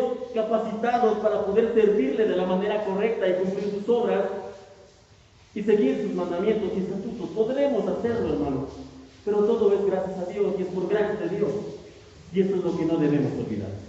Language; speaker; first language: Spanish; native; Spanish